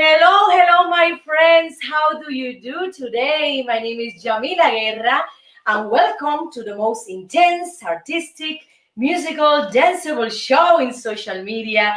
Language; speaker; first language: English; non-native, fluent; Spanish